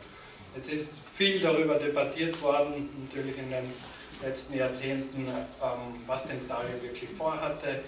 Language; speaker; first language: German; native; German